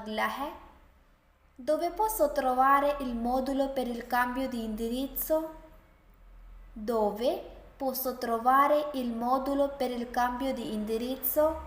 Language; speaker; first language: Italian; non-native, fluent; Urdu